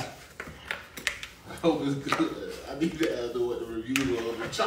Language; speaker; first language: English; native; English